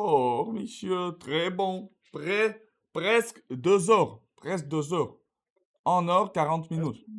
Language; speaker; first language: French; non-native, learner; Russian